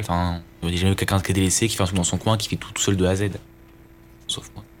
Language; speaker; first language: French; native; French